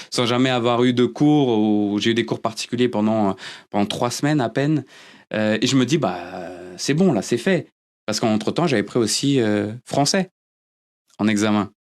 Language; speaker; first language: French; early bilingual, other home language; Portuguese